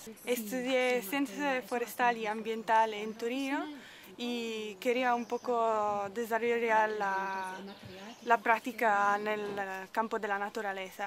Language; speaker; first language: Spanish; non-native, fluent; Italian